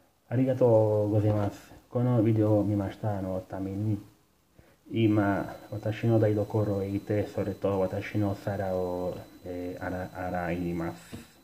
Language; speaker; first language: Japanese; non-native, learner; Italian